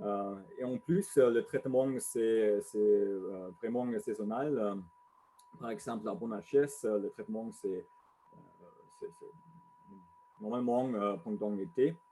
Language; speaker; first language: French; non-native, learner; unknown